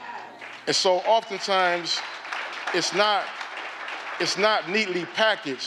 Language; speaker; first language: English; native; English